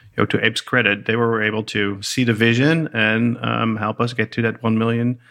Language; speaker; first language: English; non-native, fluent; Dutch